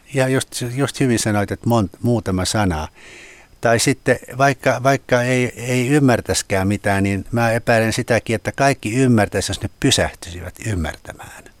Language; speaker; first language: Finnish; native; Finnish